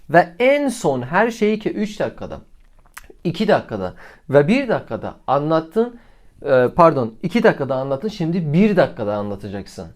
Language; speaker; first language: Turkish; non-native, fluent; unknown